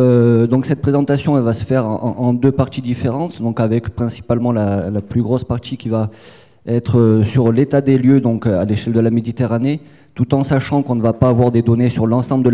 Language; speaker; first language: French; native; French